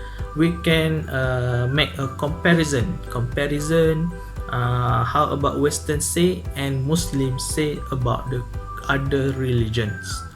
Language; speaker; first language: English; non-native, learner; Malay